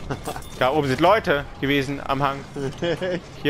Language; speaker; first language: German; native; German